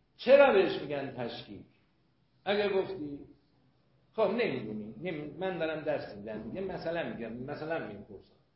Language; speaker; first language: Persian; non-native, local second language; Azerbaijani